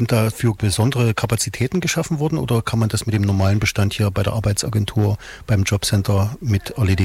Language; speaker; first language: German; native; German